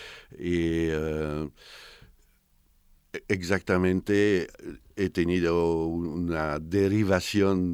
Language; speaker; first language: Spanish; non-native, fluent; French